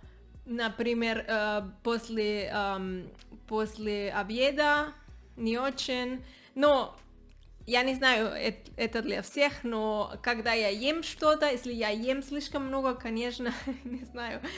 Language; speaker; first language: Russian; non-native, learner; Spanish